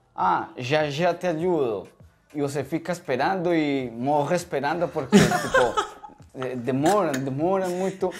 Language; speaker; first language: Portuguese; non-native, learner; Spanish